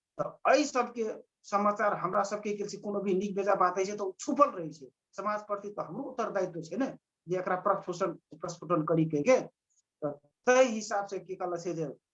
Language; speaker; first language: Maithili; non-native, local second language; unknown